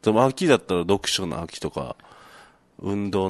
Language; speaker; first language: Japanese; native; Japanese